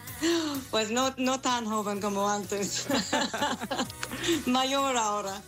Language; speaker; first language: Spanish; non-native, fluent; English